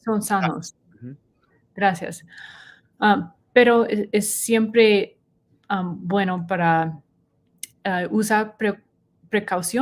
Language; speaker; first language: Spanish; non-native, learner; English